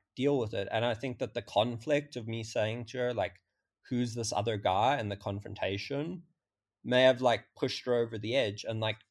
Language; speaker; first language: English; native; English